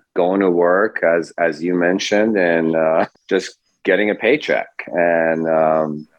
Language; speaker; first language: English; early bilingual, other home language; Persian